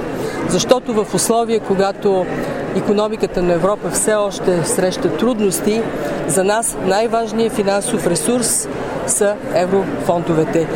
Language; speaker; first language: Bulgarian; native; Bulgarian